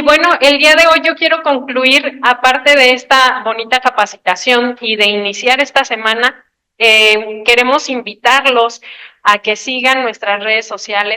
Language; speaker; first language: Spanish; native; Spanish